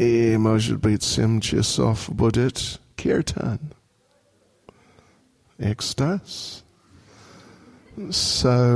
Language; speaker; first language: Russian; non-native, learner; English